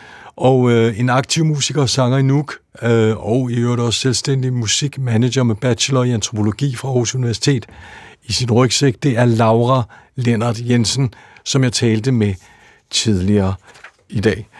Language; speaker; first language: Danish; native; Danish